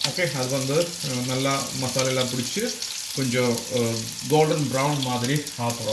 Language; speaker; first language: Tamil; non-native, learner; Malayalam